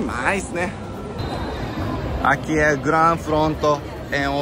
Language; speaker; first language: Portuguese; non-native, fluent; Japanese